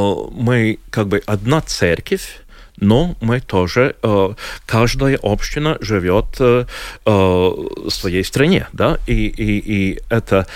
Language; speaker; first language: Russian; non-native, local second language; Latvian